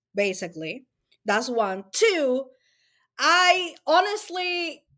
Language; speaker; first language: English; non-native, fluent; Spanish